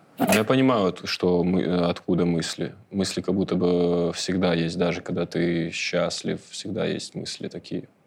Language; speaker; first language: Russian; native; Russian